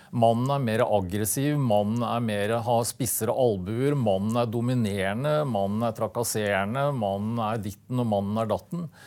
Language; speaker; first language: Norwegian; native; Norwegian